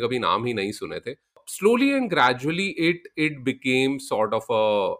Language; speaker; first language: English; non-native, local second language; Hindi